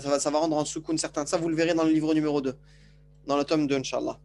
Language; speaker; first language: French; native; French